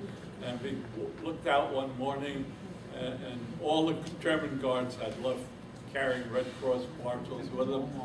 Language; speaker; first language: English; native; English